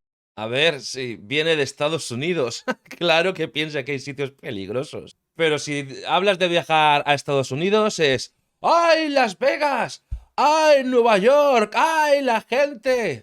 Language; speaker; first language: Spanish; native; Spanish